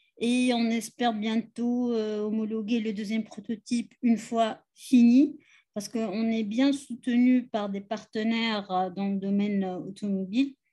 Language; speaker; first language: French; non-native, local second language; Arabic